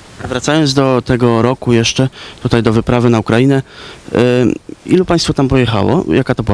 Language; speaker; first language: Polish; native; Polish